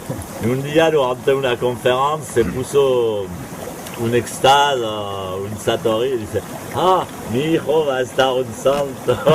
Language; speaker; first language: Spanish; non-native, fluent; French